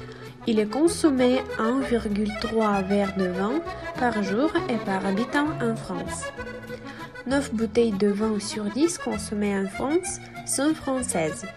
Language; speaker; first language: French; non-native, learner; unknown